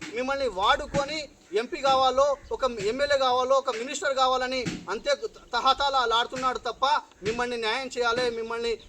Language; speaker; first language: Telugu; non-native, local second language; Lambadi